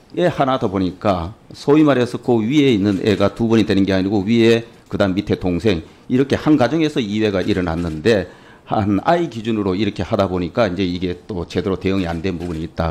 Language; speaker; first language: Korean; native; Korean